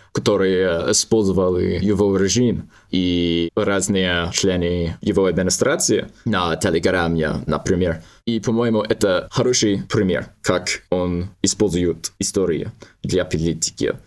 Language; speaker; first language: Russian; non-native, learner; English